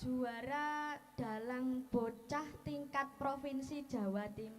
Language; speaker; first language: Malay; non-native, local second language; Javanese